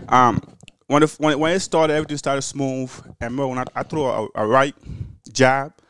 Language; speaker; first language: English; early bilingual, other home language; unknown